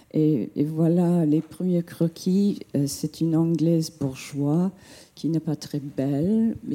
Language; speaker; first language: French; non-native, fluent; English